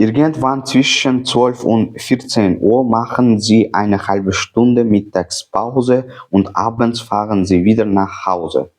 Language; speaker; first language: German; non-native, fluent; Uzbek